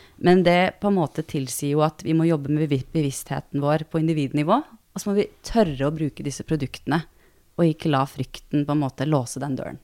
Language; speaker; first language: Norwegian; early bilingual, other home language; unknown